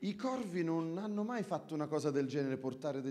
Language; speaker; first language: Italian; native; Italian